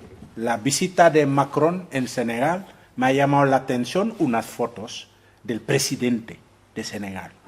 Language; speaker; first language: Spanish; non-native, fluent; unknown